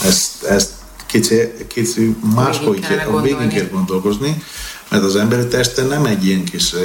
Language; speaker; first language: Hungarian; non-native, learner; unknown